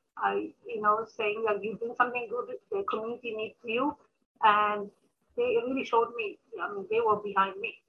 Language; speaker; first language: English; early bilingual, other home language; Amharic